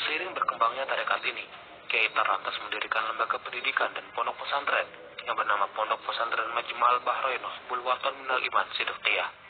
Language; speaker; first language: Indonesian; native; Indonesian